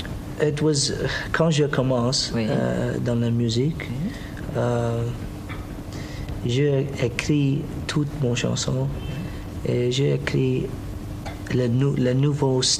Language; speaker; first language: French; non-native, learner; English